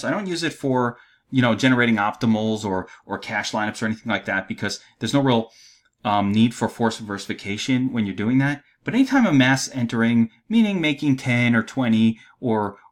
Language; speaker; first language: English; native; English